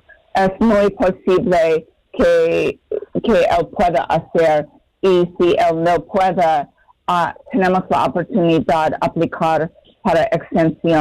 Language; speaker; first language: Spanish; non-native, fluent; English